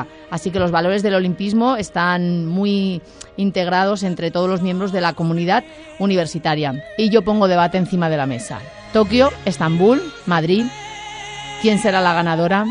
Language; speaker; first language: Spanish; native; Spanish